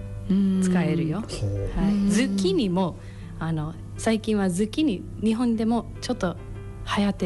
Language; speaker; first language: Japanese; non-native, learner; English